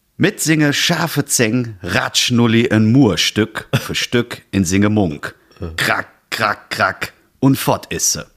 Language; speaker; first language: German; native; German